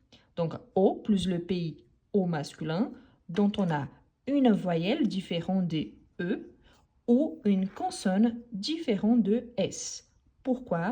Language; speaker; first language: French; non-native, fluent; Portuguese